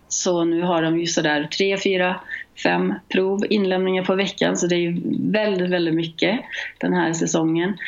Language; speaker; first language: Swedish; native; Swedish